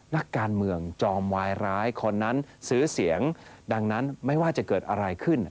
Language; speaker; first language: Thai; non-native, fluent; English